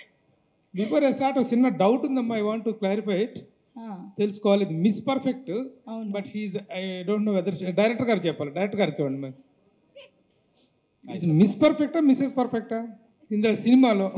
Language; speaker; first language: Telugu; native; Telugu